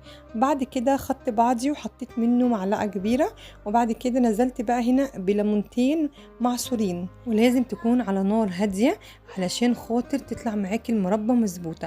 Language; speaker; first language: Arabic; native; Arabic